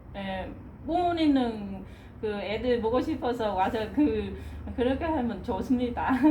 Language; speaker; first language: Korean; non-native, fluent; Vietnamese